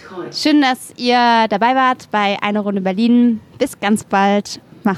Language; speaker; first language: German; native; German